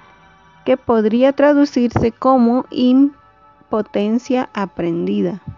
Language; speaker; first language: Spanish; native; Spanish